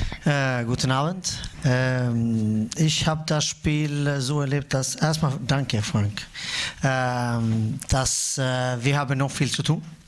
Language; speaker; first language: German; non-native, fluent; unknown